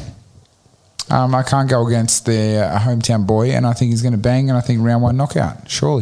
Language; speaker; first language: English; native; English